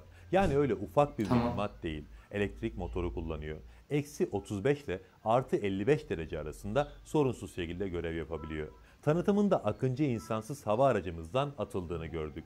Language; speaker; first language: Turkish; native; Turkish